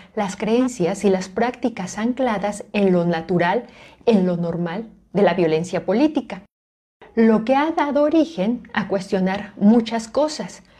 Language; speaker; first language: Spanish; native; Spanish